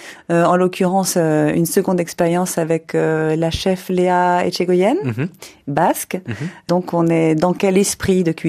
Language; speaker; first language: French; native; French